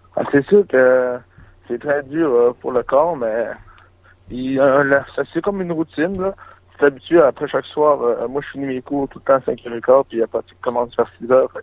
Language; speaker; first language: French; native; French